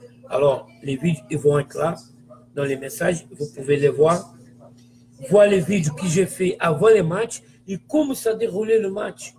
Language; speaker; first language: French; non-native, fluent; Portuguese